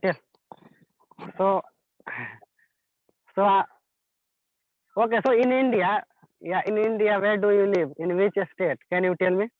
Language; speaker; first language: English; non-native, learner; Hindi